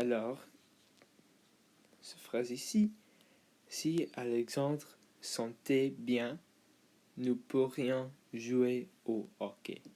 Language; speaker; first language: French; non-native, learner; English